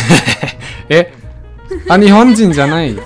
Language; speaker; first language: Japanese; non-native, fluent; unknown